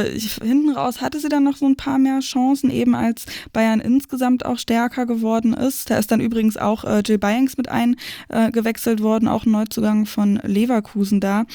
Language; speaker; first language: German; native; German